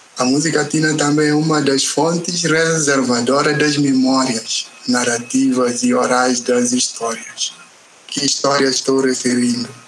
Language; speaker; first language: Portuguese; non-native, local second language; Upper Guinea Crioulo